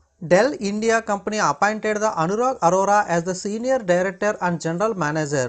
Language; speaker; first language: English; non-native, local second language; Telugu